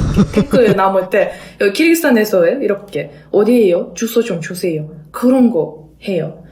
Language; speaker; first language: Korean; non-native, fluent; Kyrgyz